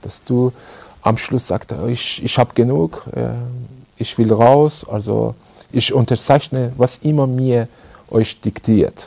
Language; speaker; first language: German; non-native, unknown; Persian